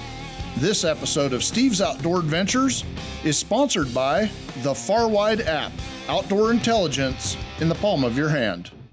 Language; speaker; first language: English; native; English